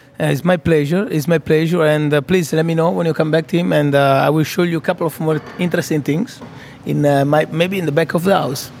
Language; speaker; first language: English; non-native, fluent; Italian